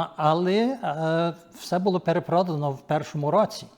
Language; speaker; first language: Ukrainian; early bilingual, heritage; Ukrainian